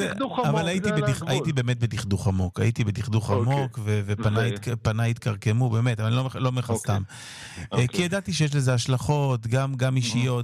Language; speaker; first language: Hebrew; native; Hebrew